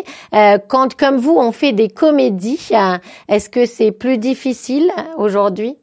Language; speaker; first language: French; native; French